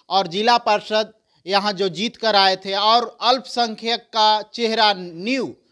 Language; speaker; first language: Hindi; native; Hindi